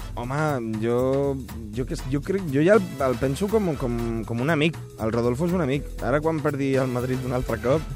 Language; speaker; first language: Catalan; early bilingual, other home language; Spanish